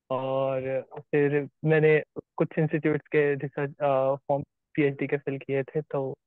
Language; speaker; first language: Hindi; native; Hindi